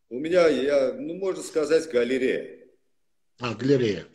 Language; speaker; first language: Russian; non-native, local second language; Armenian